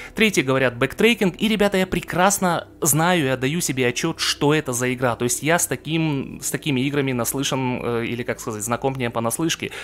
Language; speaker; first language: Russian; native; Russian